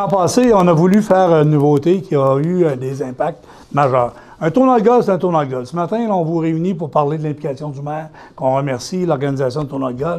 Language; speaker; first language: French; native; French